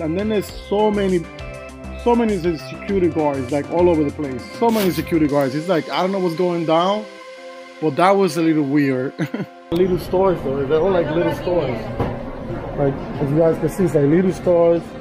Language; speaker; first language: English; native; English